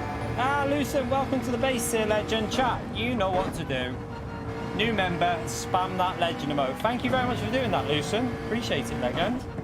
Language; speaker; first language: English; native; English